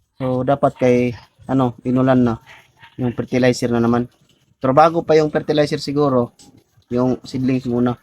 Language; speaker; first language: Filipino; non-native, local second language; Cebuano